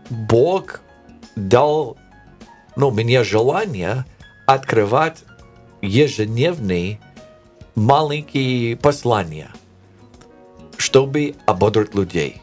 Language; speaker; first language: Russian; non-native, learner; English